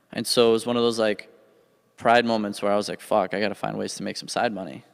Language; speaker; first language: English; native; English